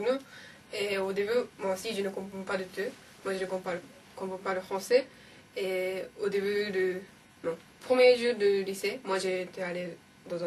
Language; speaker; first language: French; non-native, learner; Japanese